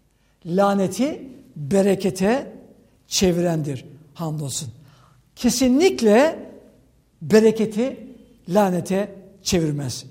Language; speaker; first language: Turkish; native; Turkish